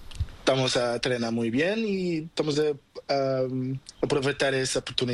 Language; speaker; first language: Spanish; non-native, learner; Portuguese